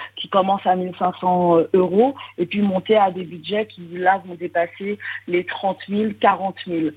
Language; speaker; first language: French; native; French